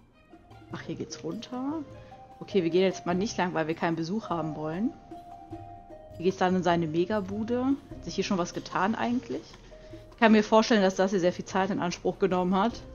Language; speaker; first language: German; native; German